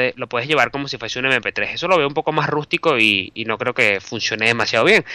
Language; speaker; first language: Spanish; native; Spanish